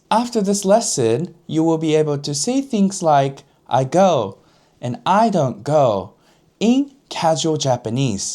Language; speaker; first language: English; non-native, fluent; Japanese